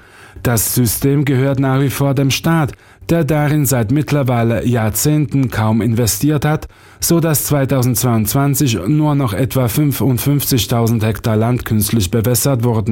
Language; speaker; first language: German; non-native, fluent; Slovak